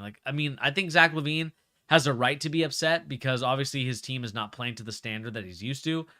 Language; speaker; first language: English; native; English